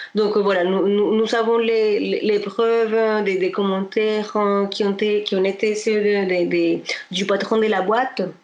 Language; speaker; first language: French; non-native, fluent; Spanish